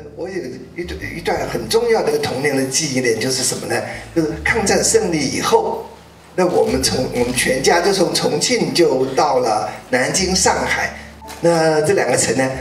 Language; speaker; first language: Chinese; native; Chinese